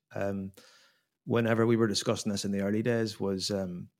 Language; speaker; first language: English; native; English